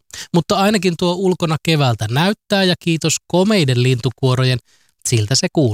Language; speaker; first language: Finnish; native; Finnish